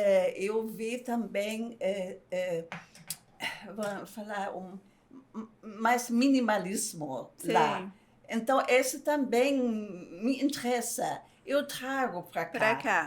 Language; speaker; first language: Portuguese; non-native, fluent; German